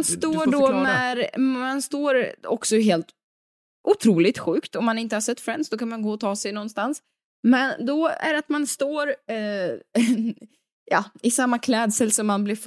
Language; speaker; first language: Swedish; native; Swedish